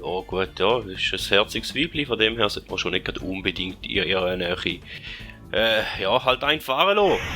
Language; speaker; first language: German; native; German